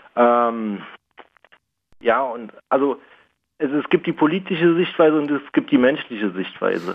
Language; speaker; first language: German; native; German